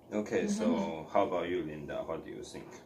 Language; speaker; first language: English; non-native, learner; Chinese